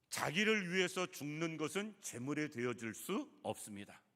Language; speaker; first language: Korean; native; Korean